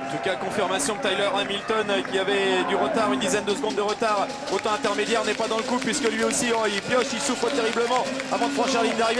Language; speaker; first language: French; native; French